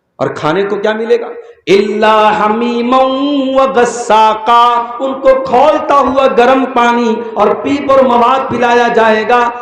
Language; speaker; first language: Urdu; native; Urdu